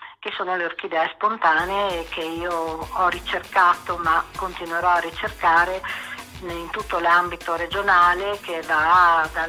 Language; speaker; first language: Italian; native; Italian